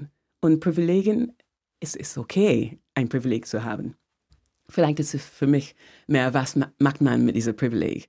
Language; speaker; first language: German; non-native, fluent; English